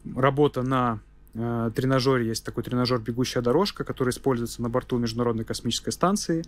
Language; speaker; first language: Russian; non-native, local second language; Armenian